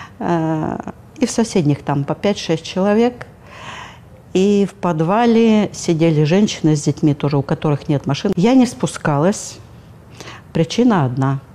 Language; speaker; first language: Russian; native; Russian